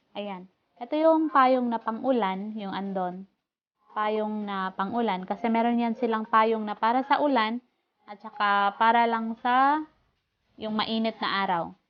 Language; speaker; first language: Filipino; native; Filipino